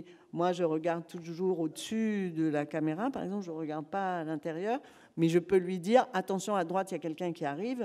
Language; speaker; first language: French; native; French